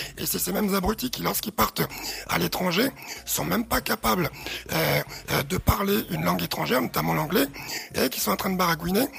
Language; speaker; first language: French; early bilingual, other home language; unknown